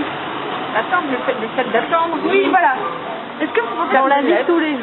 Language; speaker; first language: French; native; French